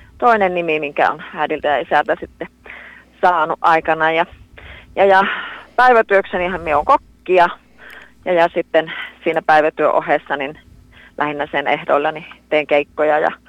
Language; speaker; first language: Finnish; native; Finnish